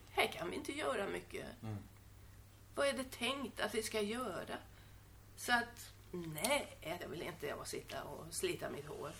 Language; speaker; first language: Swedish; native; Swedish